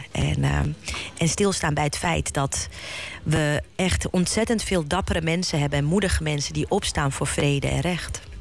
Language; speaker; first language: Dutch; early bilingual, other home language; Bosnian